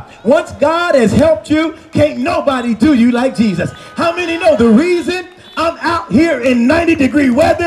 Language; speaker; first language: English; native; English